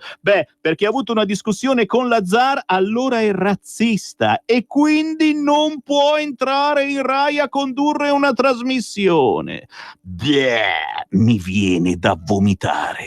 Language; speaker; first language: Italian; native; Italian